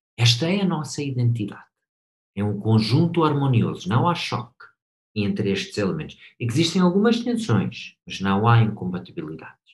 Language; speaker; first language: Portuguese; non-native, fluent; English